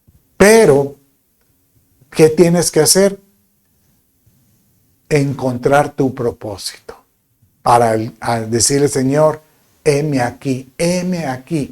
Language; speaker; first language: Spanish; native; Spanish